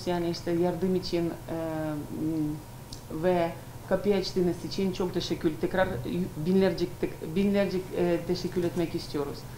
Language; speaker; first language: Turkish; non-native, learner; Ukrainian